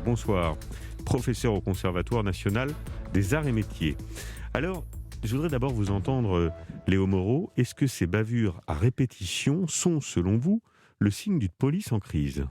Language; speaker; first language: French; native; French